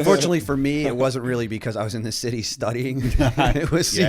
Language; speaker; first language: English; native; English